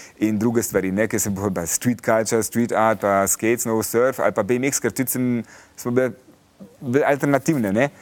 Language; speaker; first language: Slovenian; early bilingual, heritage; Slovenian